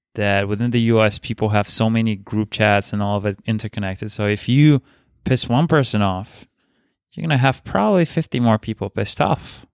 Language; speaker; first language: English; non-native, fluent; Bulgarian